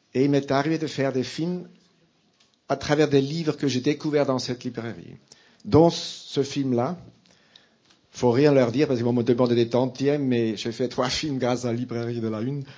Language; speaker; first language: French; non-native, local second language; Italian